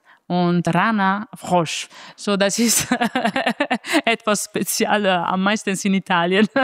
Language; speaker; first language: German; non-native, fluent; Italian